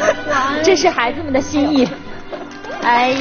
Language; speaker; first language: Chinese; native; Chinese